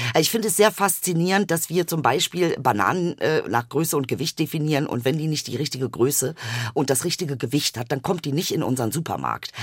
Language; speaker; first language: German; early bilingual, other home language; Turkish